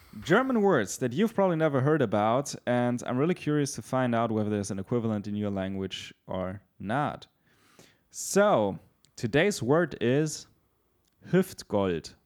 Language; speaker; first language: English; non-native, fluent; German